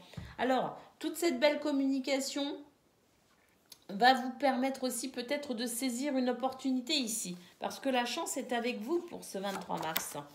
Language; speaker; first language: French; native; French